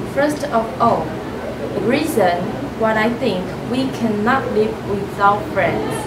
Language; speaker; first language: English; non-native, learner; Chinese